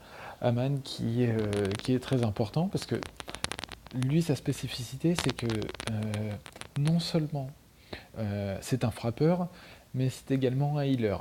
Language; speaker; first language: French; native; French